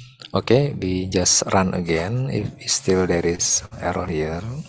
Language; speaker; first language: English; non-native, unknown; Indonesian